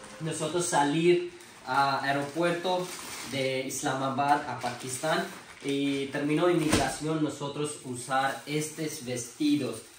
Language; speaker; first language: Spanish; non-native, learner; Urdu